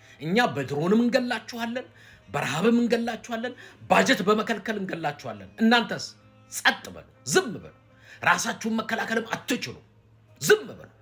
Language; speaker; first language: Amharic; native; Amharic